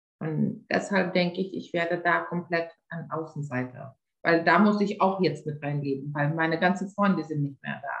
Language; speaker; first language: German; non-native, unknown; Lithuanian